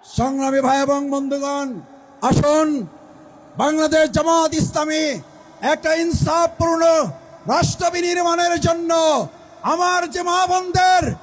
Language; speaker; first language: Bangla; native; Bangla